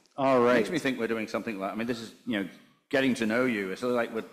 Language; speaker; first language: English; native; English